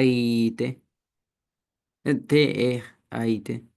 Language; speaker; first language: French; non-native, learner; Romanian